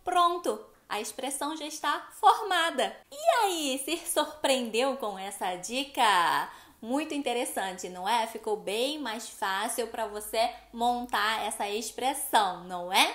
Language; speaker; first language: Portuguese; non-native, fluent; Chinese